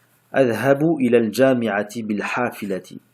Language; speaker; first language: Arabic; non-native, fluent; French